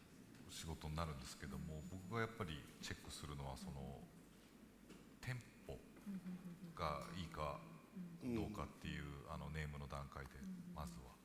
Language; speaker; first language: Japanese; native; Japanese